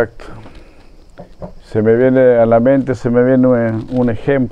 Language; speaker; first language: Italian; non-native, learner; Spanish